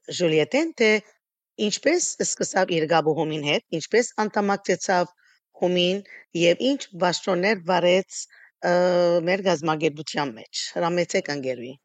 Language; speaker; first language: Armenian; early bilingual, heritage; Armenian